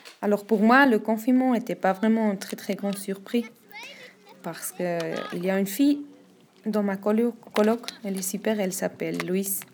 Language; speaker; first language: French; non-native, learner; German